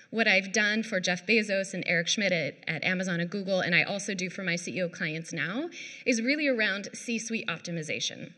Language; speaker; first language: English; native; English